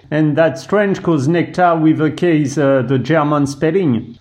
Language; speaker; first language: English; non-native, fluent; French